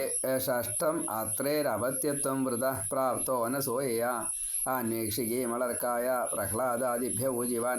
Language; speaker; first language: Malayalam; native; Malayalam